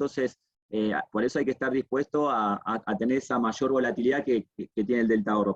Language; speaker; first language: Spanish; native; Spanish